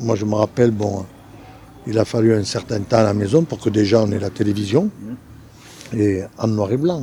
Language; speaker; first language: French; native; French